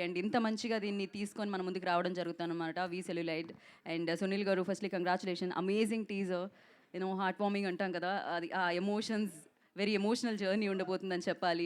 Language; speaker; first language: Telugu; native; Telugu